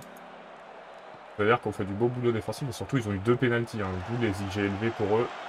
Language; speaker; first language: French; native; French